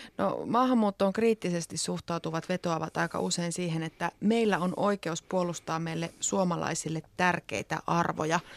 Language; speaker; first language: Finnish; native; Finnish